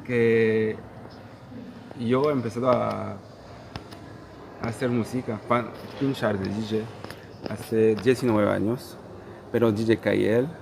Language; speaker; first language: Spanish; non-native, fluent; Portuguese